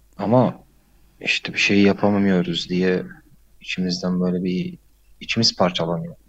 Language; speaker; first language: Turkish; non-native, fluent; Arabic